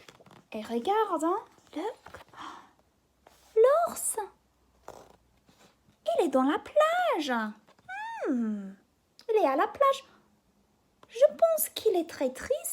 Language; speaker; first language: French; non-native, fluent; English